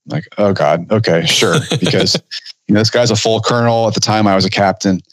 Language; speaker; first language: English; native; English